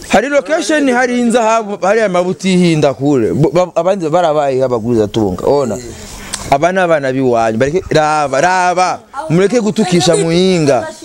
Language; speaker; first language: Rundi; native; Rundi